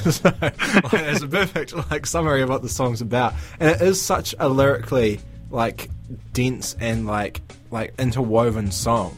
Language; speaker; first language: English; native; English